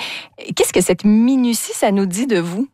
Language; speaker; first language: French; native; French